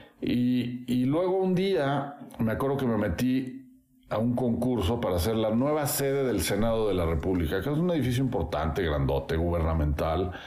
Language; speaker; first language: Spanish; native; Spanish